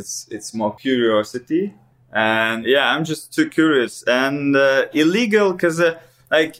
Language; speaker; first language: English; non-native, learner; Russian